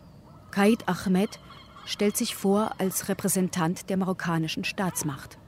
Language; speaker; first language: German; native; German